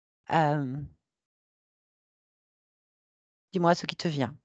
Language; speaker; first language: French; native; French